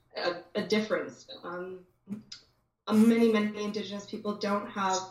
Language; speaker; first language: English; native; English